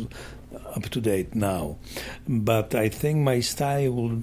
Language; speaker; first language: English; non-native, fluent; Polish